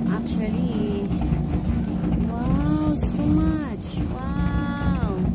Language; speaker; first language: English; non-native, local second language; Filipino